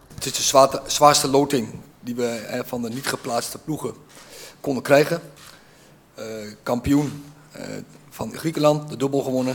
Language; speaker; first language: Dutch; native; Dutch